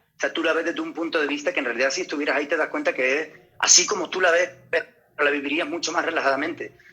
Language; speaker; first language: Spanish; native; Spanish